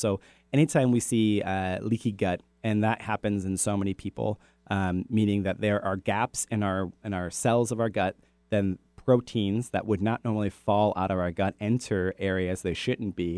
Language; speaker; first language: English; native; English